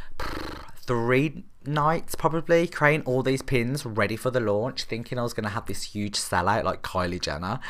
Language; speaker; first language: English; native; English